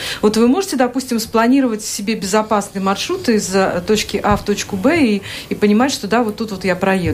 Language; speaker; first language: Russian; native; Russian